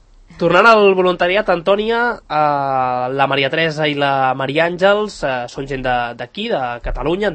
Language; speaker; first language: Catalan; native; Catalan